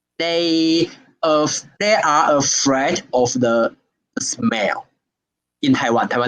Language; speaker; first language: English; non-native, learner; Chinese